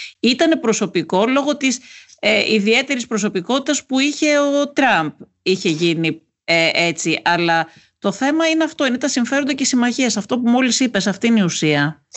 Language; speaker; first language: Greek; native; Greek